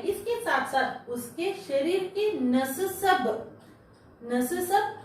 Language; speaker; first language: Hindi; non-native, local second language; Kannada